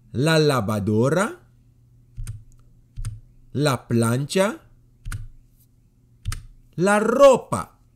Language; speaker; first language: Spanish; non-native, fluent; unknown